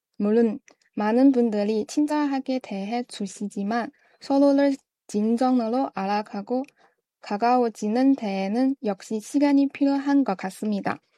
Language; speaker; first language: Korean; non-native, fluent; Chinese